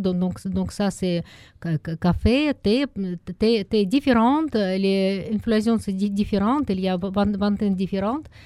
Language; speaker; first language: French; non-native, learner; Russian